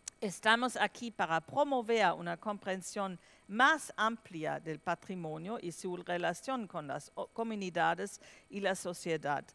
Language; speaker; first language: Spanish; non-native, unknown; German